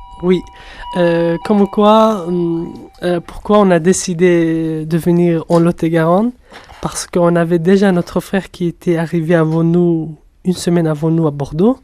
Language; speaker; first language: French; non-native, fluent; Kurdish